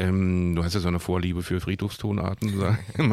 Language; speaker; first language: German; native; German